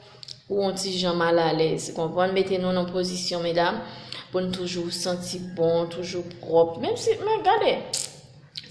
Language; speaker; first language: French; non-native, local second language; Haitian Creole